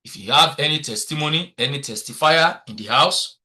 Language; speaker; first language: English; non-native, local second language; Yoruba